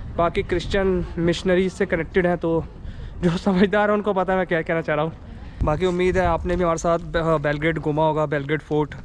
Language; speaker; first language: Hindi; native; Hindi